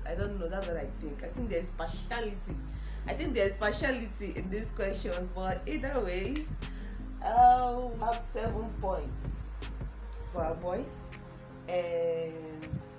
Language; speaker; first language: English; non-native, local second language; Igbo